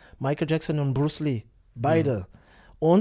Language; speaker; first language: German; non-native, learner; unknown